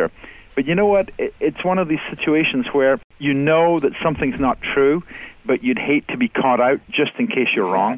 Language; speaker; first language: English; native; English